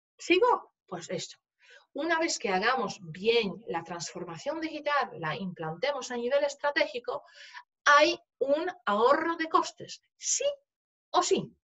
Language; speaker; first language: Spanish; non-native, fluent; Polish